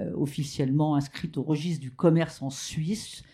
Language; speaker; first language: French; native; French